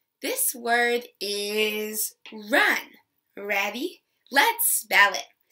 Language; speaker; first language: English; native; English